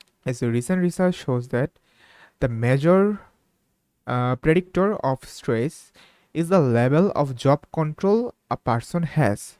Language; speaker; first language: English; non-native, local second language; Bangla